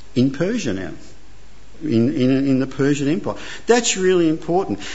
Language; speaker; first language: English; native; English